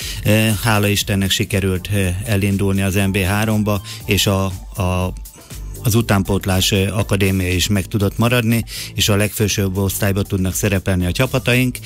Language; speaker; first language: Hungarian; native; Hungarian